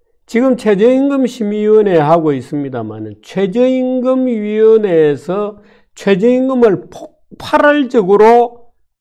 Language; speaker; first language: Korean; native; Korean